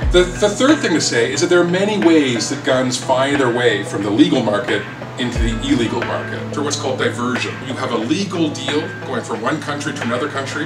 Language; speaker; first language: English; native; English